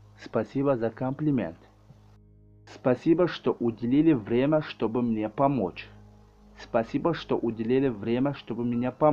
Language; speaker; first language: Russian; non-native, learner; Tajik